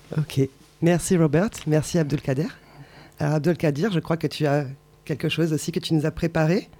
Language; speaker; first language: French; native; French